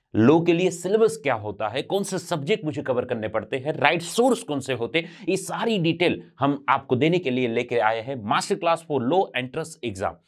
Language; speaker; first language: Hindi; non-native, local second language; Gujarati